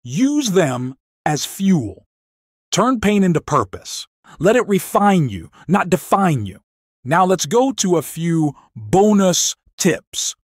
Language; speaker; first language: English; non-native, local second language; Filipino